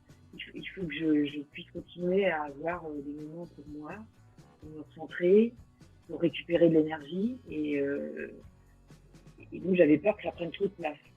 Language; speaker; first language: French; native; French